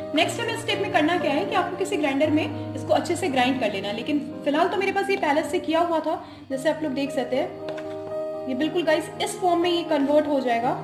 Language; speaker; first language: Hindi; non-native, local second language; Bangla